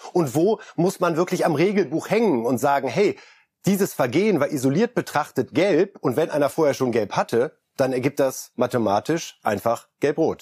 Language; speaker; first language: German; native; German